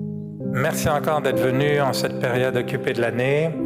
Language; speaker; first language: French; native; French